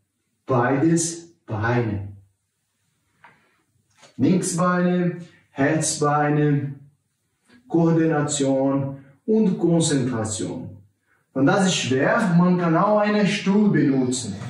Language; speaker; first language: German; non-native, learner; Portuguese